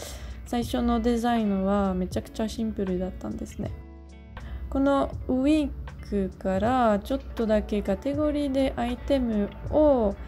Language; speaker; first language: Japanese; non-native, learner; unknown